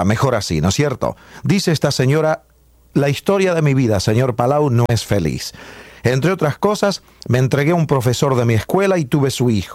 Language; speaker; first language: Spanish; native; Spanish